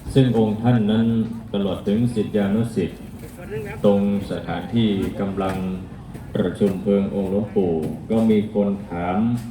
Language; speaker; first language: Thai; native; Thai